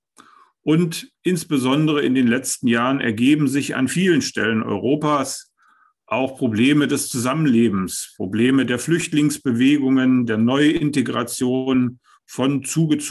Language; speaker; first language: German; native; German